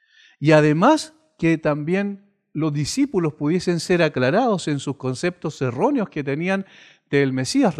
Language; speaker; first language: Spanish; native; Spanish